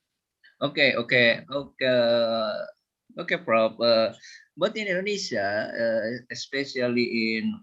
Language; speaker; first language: English; non-native, fluent; Indonesian